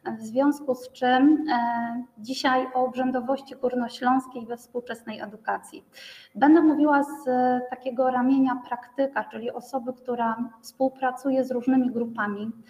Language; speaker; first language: Polish; native; Polish